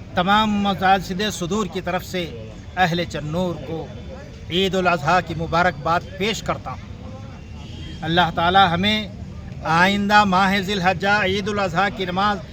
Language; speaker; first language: Urdu; native; Urdu